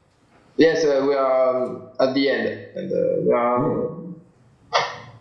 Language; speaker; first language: English; non-native, learner; French